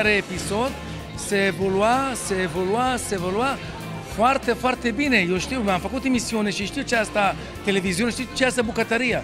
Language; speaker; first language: Romanian; non-native, learner; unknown